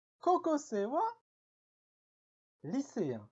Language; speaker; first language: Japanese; non-native, fluent; French